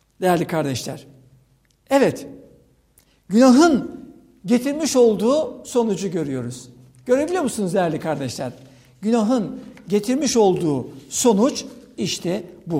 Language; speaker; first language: Turkish; native; Turkish